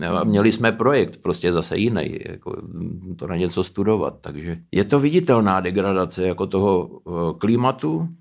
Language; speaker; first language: Czech; early bilingual, heritage; Czech